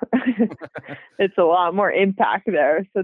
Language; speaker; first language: English; native; English